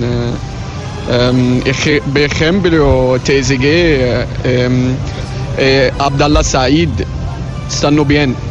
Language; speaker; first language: Spanish; non-native, learner; Arabic